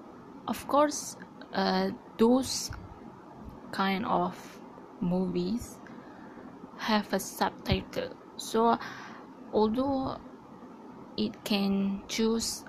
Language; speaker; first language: English; non-native, learner; Malay